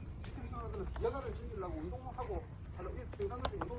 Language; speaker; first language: Korean; native; Korean